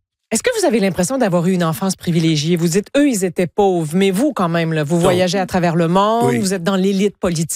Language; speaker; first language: French; native; French